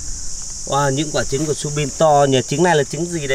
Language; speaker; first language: Vietnamese; native; Vietnamese